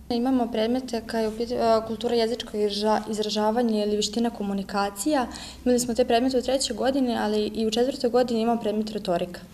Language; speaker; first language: Serbian; native; Serbian